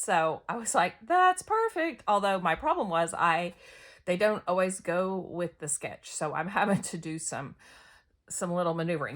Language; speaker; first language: English; native; English